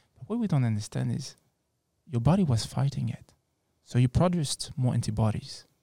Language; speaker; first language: English; non-native, fluent; French